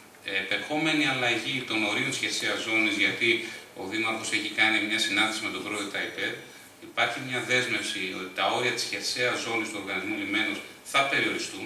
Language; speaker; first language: Greek; native; Greek